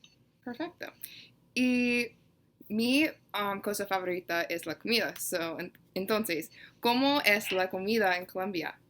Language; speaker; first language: Spanish; non-native, learner; English